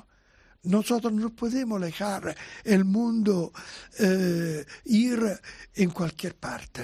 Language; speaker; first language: Spanish; non-native, fluent; Italian